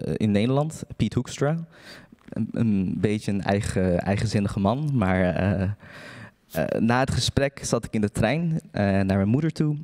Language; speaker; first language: Dutch; early bilingual, other home language; Uyghur